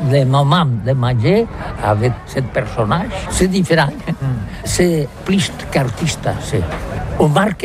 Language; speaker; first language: French; non-native, learner; Catalan